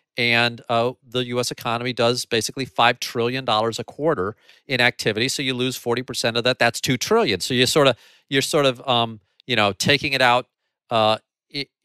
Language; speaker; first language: English; native; English